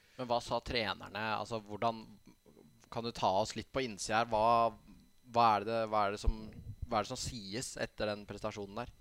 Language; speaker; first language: Norwegian; native; Norwegian